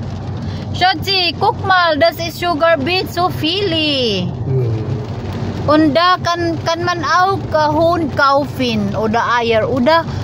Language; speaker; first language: German; non-native, learner; Filipino